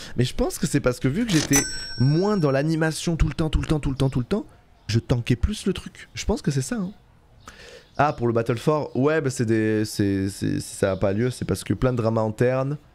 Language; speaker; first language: French; native; French